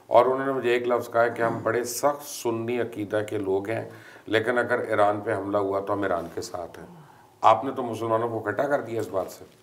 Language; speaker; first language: Urdu; native; Urdu